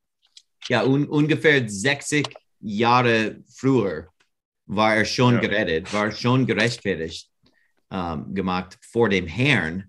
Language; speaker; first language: German; non-native, fluent; English